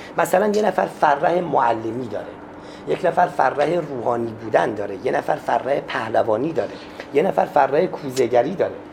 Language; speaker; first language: Persian; non-native, local second language; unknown